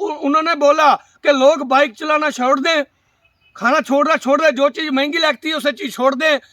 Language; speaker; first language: Hindi; non-native, local second language; Punjabi